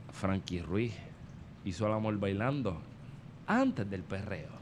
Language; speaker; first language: Spanish; native; Spanish